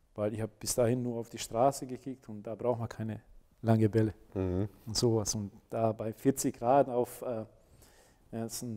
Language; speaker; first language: German; non-native, fluent; Bosnian